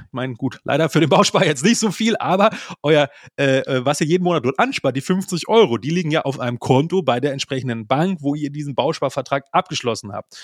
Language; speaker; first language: German; native; German